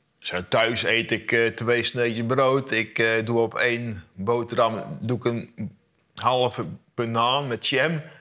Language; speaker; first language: Dutch; native; Dutch